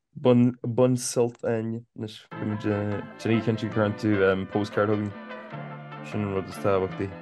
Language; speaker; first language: Irish; native; Irish